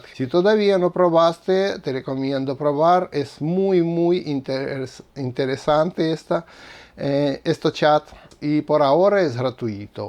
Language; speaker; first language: Spanish; non-native, fluent; Russian